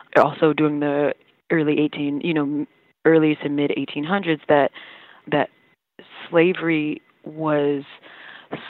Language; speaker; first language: English; native; English